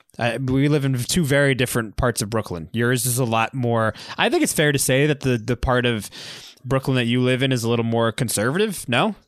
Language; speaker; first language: English; native; English